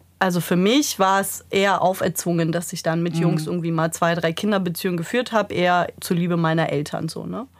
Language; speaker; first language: German; early bilingual, other home language; Serbian